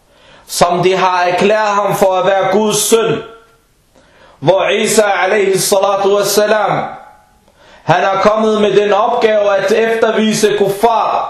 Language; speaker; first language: Danish; non-native, fluent; Arabic